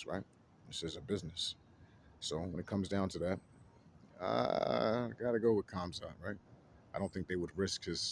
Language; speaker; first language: English; native; English